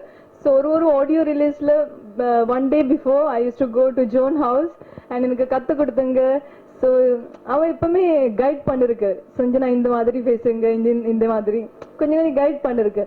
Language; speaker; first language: Tamil; non-native, learner; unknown